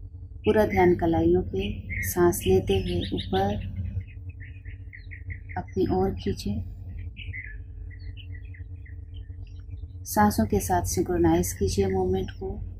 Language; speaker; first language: Hindi; native; Hindi